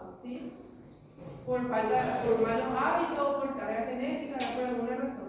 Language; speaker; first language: Spanish; native; Spanish